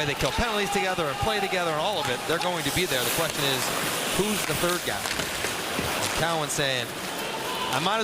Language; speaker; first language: English; native; English